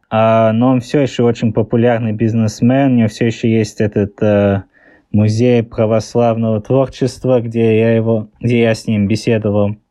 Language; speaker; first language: Russian; early bilingual, heritage; Russian